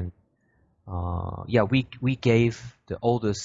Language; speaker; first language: English; non-native, fluent; Korean